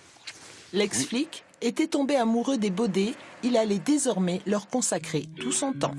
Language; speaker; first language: French; native; French